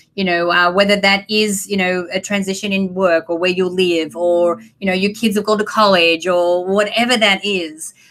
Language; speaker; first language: English; native; English